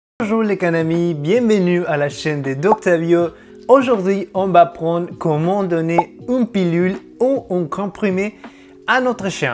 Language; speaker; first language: French; non-native, fluent; Spanish